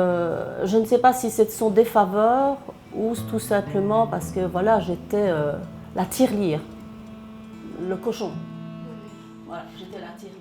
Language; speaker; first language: French; early bilingual, other home language; Chinese